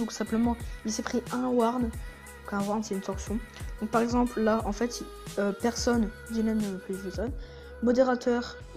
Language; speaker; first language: French; native; French